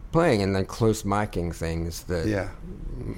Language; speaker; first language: English; native; English